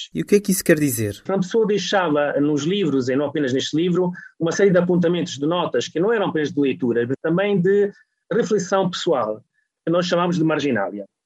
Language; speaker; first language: Portuguese; non-native, fluent; Italian